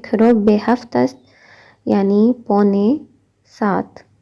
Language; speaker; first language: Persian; non-native, fluent; Urdu